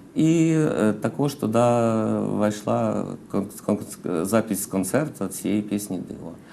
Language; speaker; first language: Ukrainian; non-native, local second language; Russian